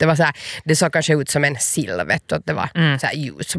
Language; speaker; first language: Swedish; native; Swedish